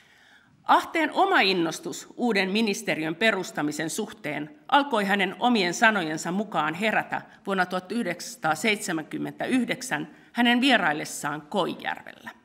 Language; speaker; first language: Finnish; native; Finnish